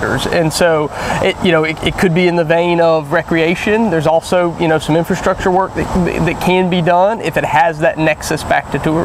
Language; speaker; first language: English; native; English